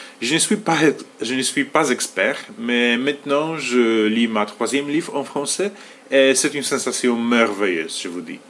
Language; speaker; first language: French; non-native, fluent; Polish